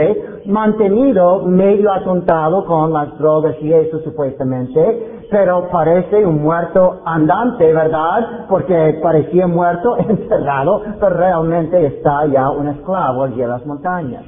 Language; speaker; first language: Spanish; non-native, fluent; English